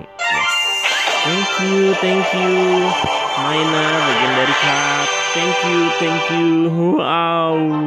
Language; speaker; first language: English; non-native, learner; Indonesian